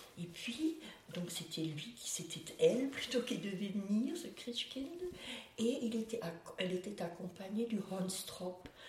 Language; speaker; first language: French; non-native, local second language; Swiss German